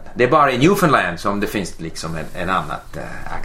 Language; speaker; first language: Swedish; non-native, fluent; English